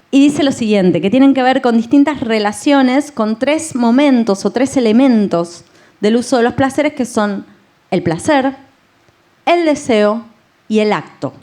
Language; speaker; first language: Spanish; native; Spanish